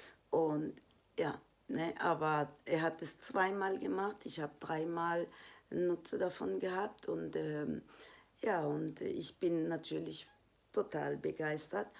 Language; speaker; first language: German; non-native, fluent; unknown